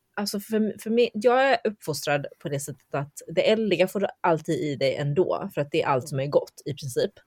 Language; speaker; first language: Swedish; early bilingual, heritage; Chinese